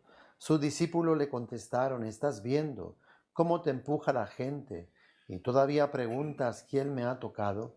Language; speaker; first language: Spanish; native; Spanish